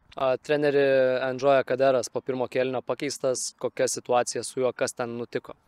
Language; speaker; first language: Lithuanian; native; Lithuanian